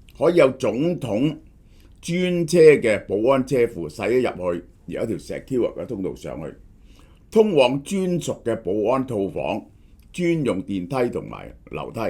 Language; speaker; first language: Cantonese; native; Cantonese